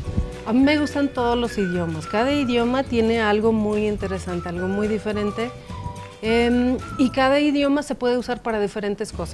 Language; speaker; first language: Spanish; non-native, fluent; English